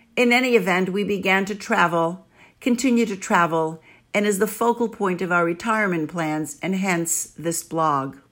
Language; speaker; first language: English; early bilingual, other home language; Greek